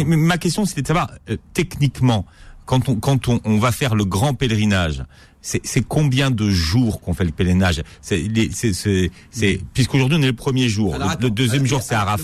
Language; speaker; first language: French; native; French